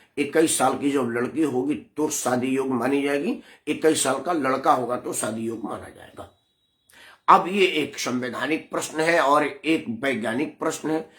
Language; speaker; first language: Hindi; native; Hindi